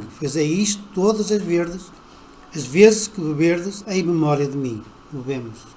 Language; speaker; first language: Portuguese; native; Portuguese